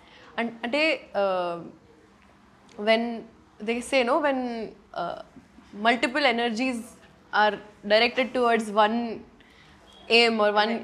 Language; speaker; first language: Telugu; non-native, local second language; Hindi